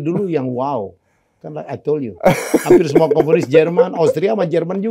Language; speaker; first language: Indonesian; native; Indonesian